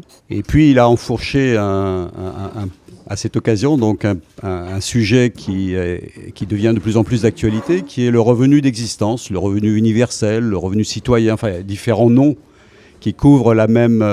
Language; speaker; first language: French; native; French